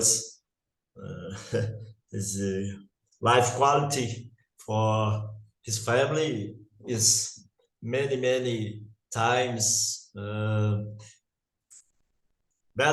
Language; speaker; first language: English; non-native, learner; Portuguese